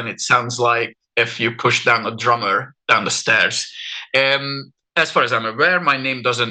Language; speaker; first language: English; non-native, fluent; Hungarian